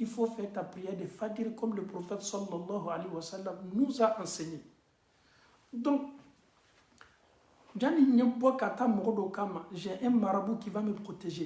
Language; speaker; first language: French; non-native, local second language; Bambara